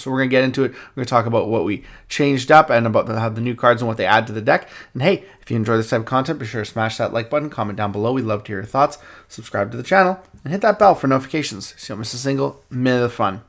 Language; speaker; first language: English; native; English